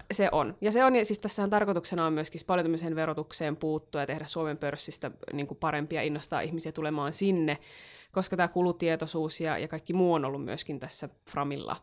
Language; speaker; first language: Finnish; native; Finnish